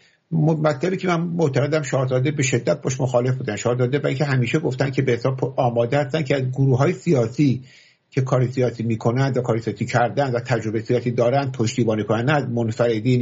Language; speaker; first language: Persian; native; Persian